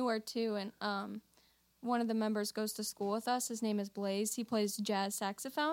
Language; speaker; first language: English; native; English